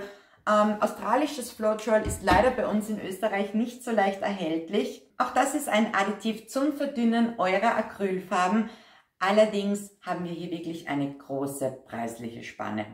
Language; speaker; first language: German; native; German